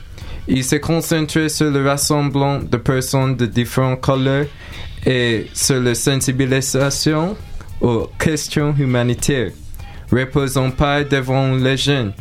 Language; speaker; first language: French; non-native, learner; English